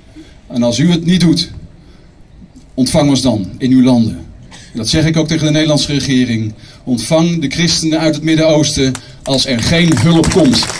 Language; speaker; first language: Dutch; native; Dutch